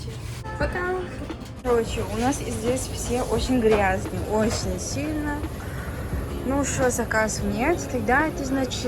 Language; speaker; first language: Russian; non-native, learner; Mongolian